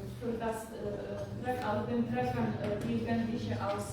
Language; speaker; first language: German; non-native, learner; Polish